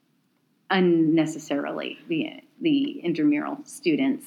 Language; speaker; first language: English; native; English